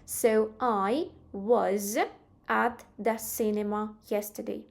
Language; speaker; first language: English; non-native, fluent; Ukrainian